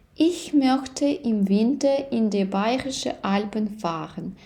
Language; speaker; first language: German; non-native, fluent; Ukrainian